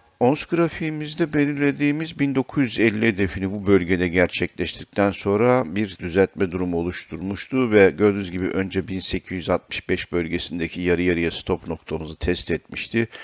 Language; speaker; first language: Turkish; native; Turkish